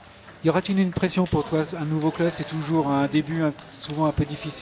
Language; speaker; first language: French; native; French